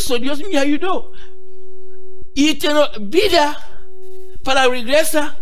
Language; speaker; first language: Spanish; non-native, learner; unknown